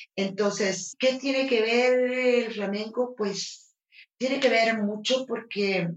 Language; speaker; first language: Spanish; native; Spanish